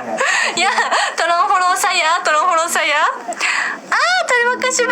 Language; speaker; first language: Indonesian; non-native, learner; Japanese